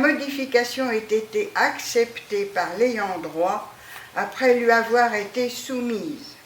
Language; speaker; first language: French; native; French